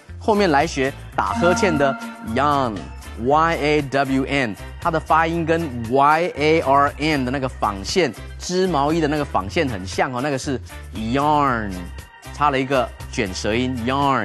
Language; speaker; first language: Chinese; native; Chinese